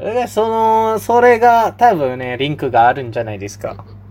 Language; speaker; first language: Japanese; non-native, fluent; Malay